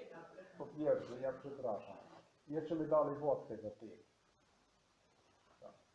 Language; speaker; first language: Polish; non-native, learner; Slovenian